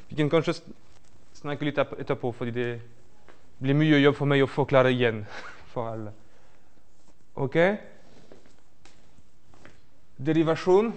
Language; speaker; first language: Norwegian; non-native, fluent; French